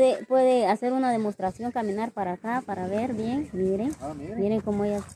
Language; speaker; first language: Spanish; native; Spanish